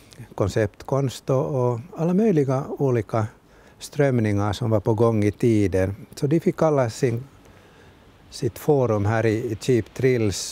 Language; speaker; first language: Swedish; native; Swedish